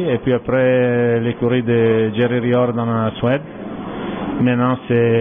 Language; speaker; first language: French; non-native, learner; Italian